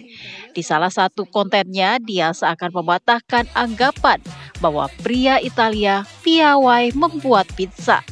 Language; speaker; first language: Indonesian; native; Indonesian